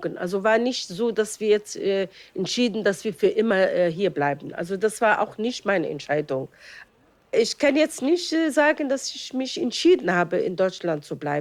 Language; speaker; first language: German; non-native, fluent; Arabic